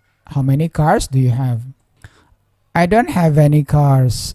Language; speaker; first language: English; non-native, fluent; Indonesian